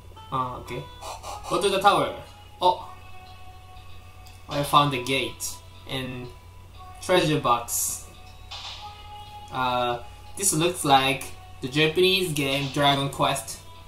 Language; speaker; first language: English; non-native, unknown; Japanese